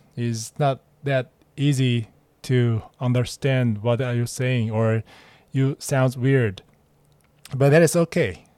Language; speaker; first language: English; non-native, fluent; Chinese